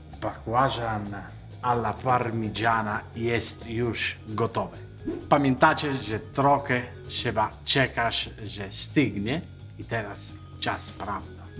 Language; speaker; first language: Polish; non-native, learner; Italian